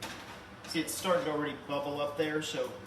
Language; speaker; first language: English; native; English